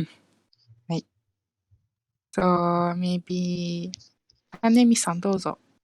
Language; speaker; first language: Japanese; non-native, fluent; Malay